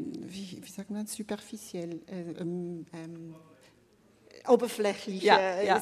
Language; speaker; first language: German; non-native, fluent; Malagasy